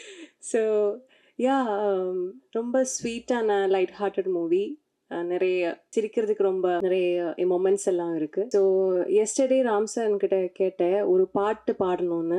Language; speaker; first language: Tamil; non-native, learner; Malayalam